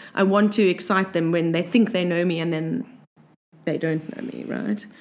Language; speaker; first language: English; native; English